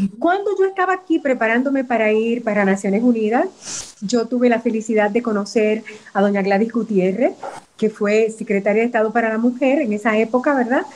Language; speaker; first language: Spanish; native; Spanish